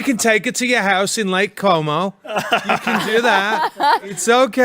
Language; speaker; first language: English; native; English